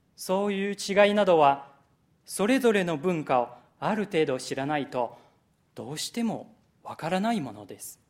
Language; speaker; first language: Japanese; non-native, fluent; Chinese